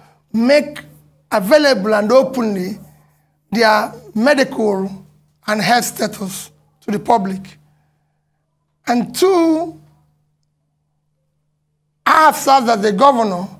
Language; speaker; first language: English; non-native, local second language; Igbo